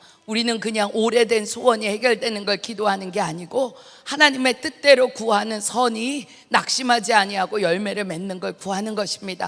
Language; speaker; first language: Korean; native; Korean